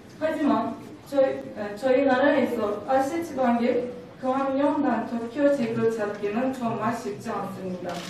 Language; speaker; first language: Korean; non-native, learner; Turkish